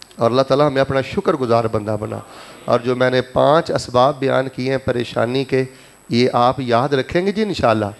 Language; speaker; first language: Urdu; non-native, local second language; Punjabi